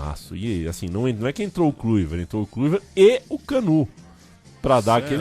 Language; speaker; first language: Portuguese; native; Portuguese